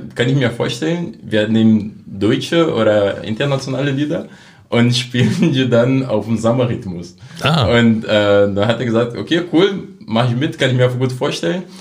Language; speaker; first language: German; non-native, fluent; Portuguese